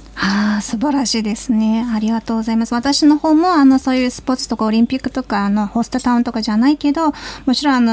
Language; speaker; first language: Japanese; non-native, fluent; Mongolian